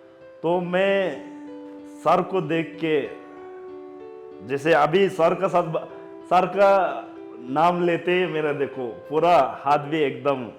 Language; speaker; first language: Hindi; non-native, local second language; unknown